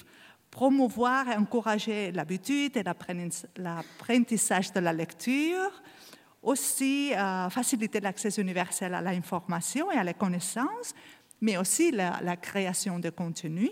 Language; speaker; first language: French; non-native, learner; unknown